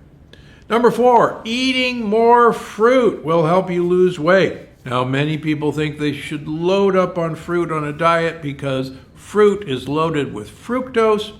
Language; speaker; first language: English; native; English